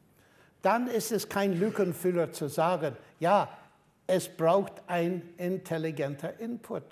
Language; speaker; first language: German; non-native, fluent; English